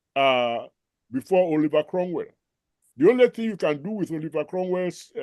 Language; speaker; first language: English; non-native, local second language; Yoruba